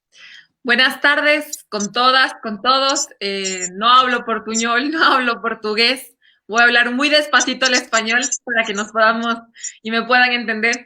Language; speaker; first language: Spanish; native; Spanish